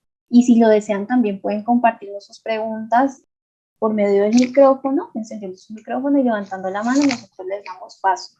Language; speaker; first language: Spanish; native; Spanish